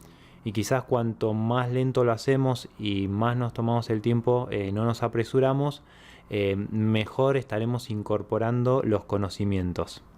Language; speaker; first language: Spanish; native; Spanish